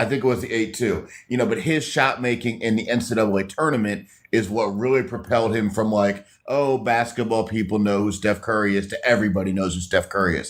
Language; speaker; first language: English; native; English